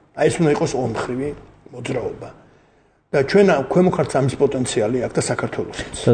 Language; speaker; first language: Georgian; native; Georgian